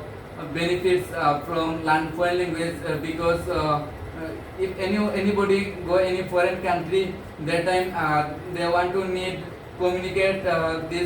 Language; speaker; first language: English; non-native, learner; Bangla